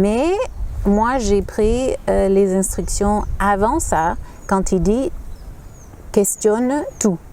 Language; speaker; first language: French; non-native, fluent; English